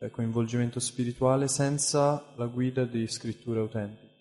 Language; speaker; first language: Italian; native; Italian